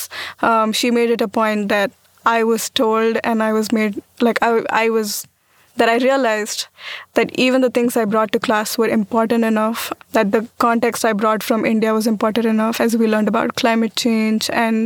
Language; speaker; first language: English; non-native, local second language; Marathi